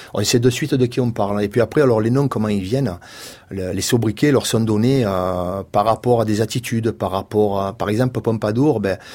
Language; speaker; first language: French; native; French